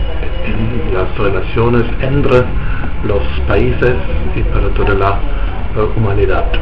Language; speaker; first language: Spanish; non-native, fluent; German